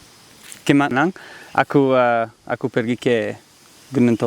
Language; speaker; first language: Indonesian; non-native, learner; English